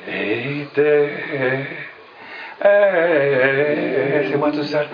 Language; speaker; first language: French; native; French